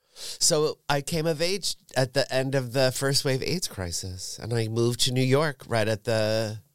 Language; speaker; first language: English; native; English